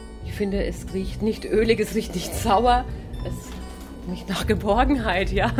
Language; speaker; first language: German; native; German